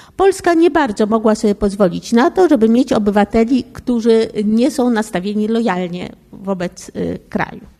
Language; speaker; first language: Polish; native; Polish